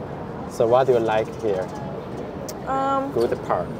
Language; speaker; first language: English; non-native, fluent; Chinese